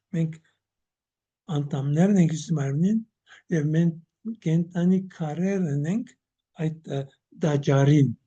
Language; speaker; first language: Armenian; early bilingual, heritage; Armenian